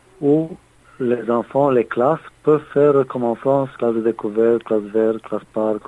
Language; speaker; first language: French; non-native, fluent; Romanian